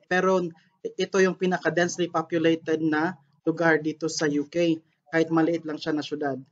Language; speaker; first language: Filipino; non-native, local second language; Cebuano